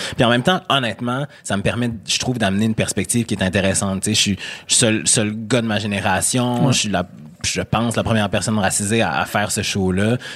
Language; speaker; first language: French; native; French